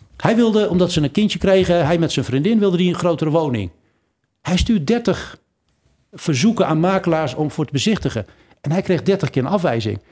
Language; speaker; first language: Dutch; early bilingual, other home language; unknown